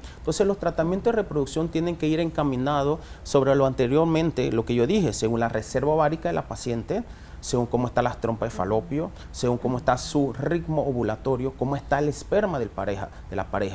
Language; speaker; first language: Spanish; native; Spanish